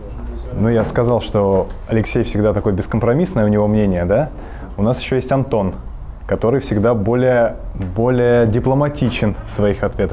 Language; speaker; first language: Russian; native; Russian